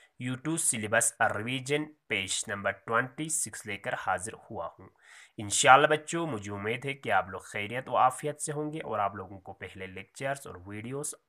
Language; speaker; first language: Urdu; non-native, local second language; Kashmiri